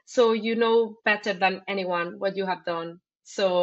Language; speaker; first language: English; non-native, fluent; Spanish